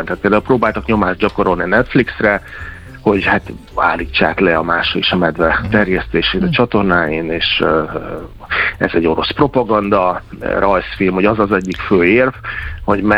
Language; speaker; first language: Hungarian; native; Hungarian